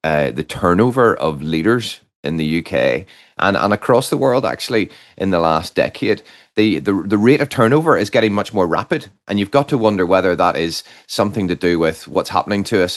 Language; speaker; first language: English; native; English